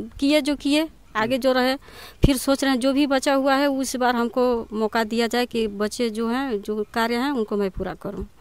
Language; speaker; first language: Hindi; non-native, local second language; Bhojpuri